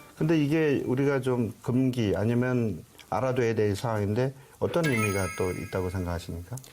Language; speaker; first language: Korean; native; Korean